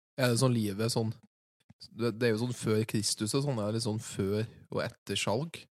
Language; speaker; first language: Norwegian; native; Norwegian